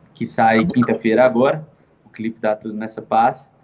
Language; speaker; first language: Portuguese; native; Portuguese